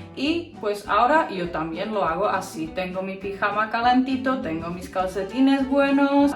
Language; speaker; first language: Spanish; non-native, fluent; Czech